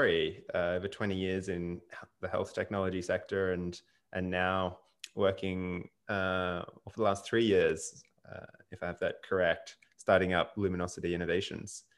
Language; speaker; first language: English; early bilingual, other home language; Hindi